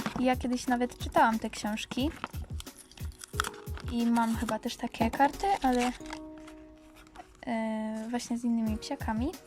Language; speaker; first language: Polish; native; Polish